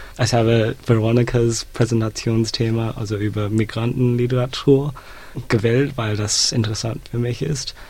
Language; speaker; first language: German; non-native, learner; Chinese